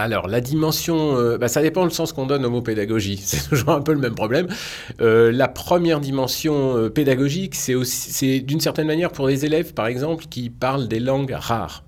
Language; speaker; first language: French; native; French